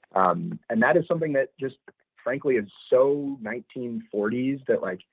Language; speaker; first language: English; native; English